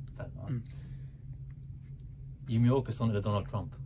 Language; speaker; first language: Swedish; native; Swedish